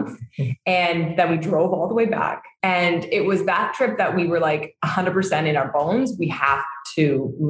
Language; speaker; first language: English; native; English